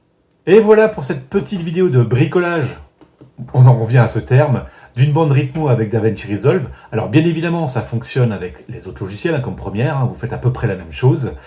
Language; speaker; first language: French; native; French